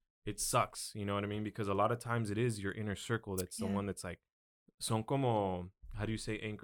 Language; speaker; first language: English; early bilingual, other home language; Spanish